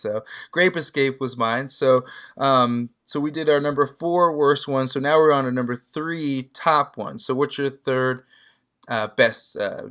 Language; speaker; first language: English; native; English